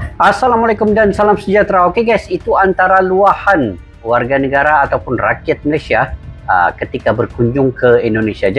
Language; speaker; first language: Malay; native; Malay